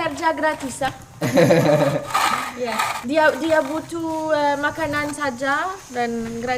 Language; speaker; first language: Indonesian; non-native, learner; French